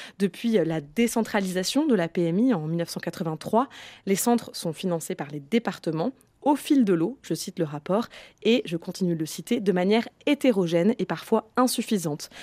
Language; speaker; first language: French; native; French